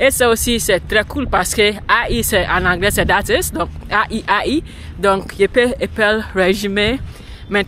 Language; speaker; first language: French; non-native, learner; English